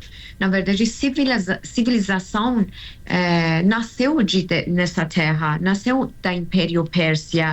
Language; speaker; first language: Portuguese; non-native, learner; Persian